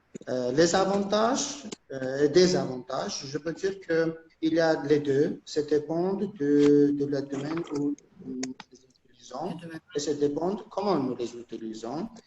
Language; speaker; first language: French; non-native, fluent; Armenian